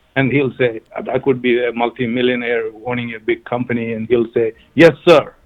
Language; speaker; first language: English; non-native, local second language; Malayalam